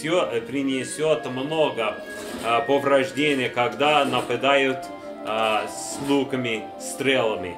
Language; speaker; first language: Russian; non-native, learner; English